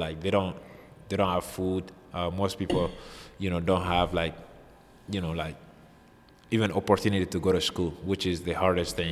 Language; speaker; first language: English; non-native, fluent; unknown